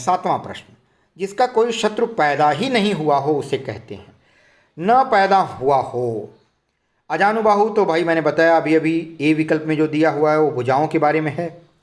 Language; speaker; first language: Hindi; native; Hindi